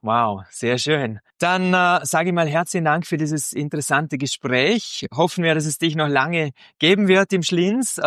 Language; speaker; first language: German; native; German